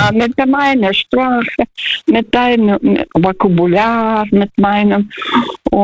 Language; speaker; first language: German; non-native, fluent; Russian